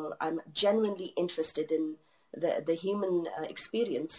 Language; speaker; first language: English; non-native, local second language; Urdu